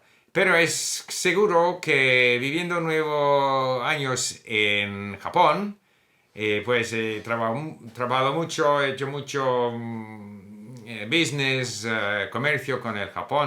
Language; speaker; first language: Spanish; non-native, fluent; English